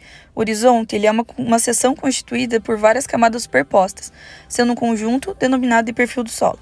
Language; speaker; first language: Portuguese; native; Portuguese